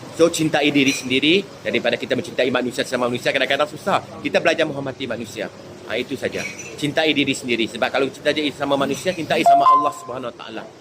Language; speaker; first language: Malay; native; Malay